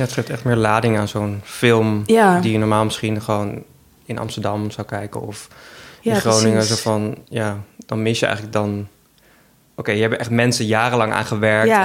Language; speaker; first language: Dutch; native; Dutch